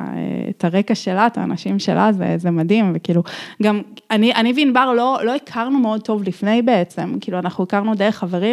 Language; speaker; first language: Hebrew; native; Hebrew